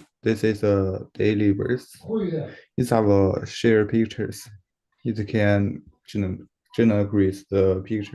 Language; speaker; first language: English; non-native, learner; Chinese